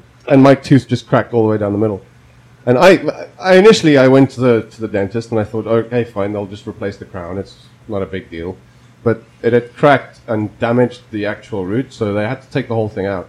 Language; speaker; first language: English; non-native, local second language; Afrikaans